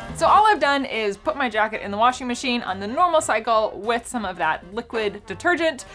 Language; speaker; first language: English; native; English